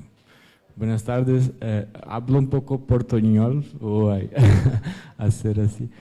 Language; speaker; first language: Spanish; non-native, learner; Portuguese